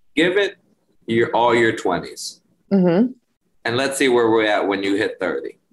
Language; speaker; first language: English; early bilingual, other home language; Spanish